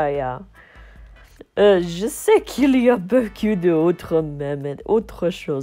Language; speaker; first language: French; non-native, learner; English